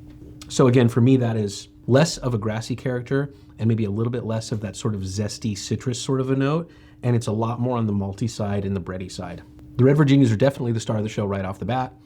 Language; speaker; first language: English; native; English